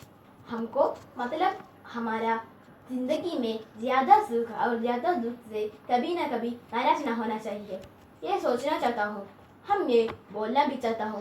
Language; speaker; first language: Hindi; non-native, learner; Malayalam